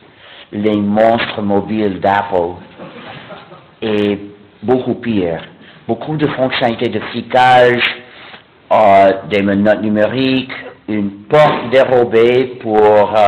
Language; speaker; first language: French; non-native, fluent; English